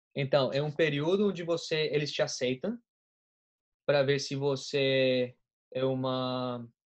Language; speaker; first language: Portuguese; non-native, fluent; English